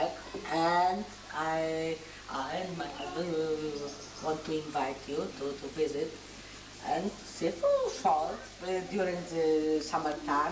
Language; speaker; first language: English; non-native, learner; Polish